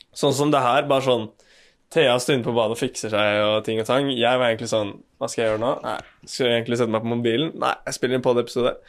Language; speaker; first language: Norwegian; native; Norwegian